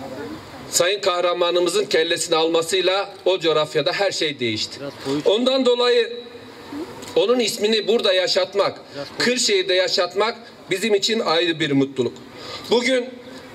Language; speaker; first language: Turkish; native; Turkish